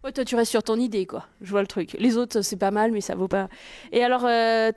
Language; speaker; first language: French; native; French